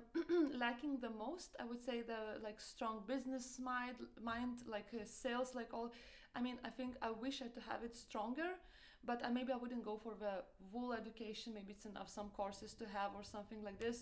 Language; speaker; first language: English; non-native, fluent; Lithuanian